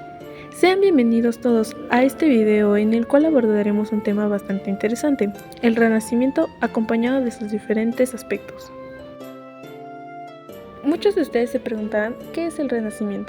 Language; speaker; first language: Spanish; native; Spanish